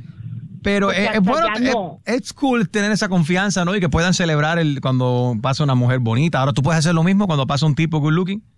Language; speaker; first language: Spanish; native; Spanish